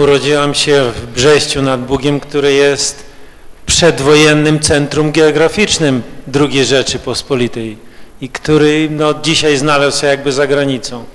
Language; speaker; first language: Polish; early bilingual, heritage; Russian